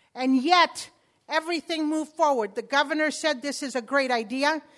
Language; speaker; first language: English; early bilingual, other home language; Spanish